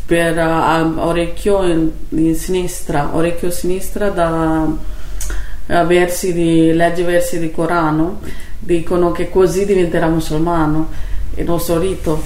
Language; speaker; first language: Italian; non-native, learner; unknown